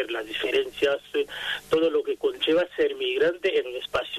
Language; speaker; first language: Spanish; non-native, fluent; Haitian Creole